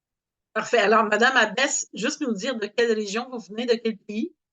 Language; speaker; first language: French; native; French